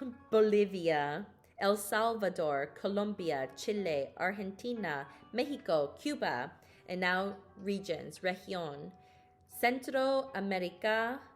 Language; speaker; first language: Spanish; non-native, learner; English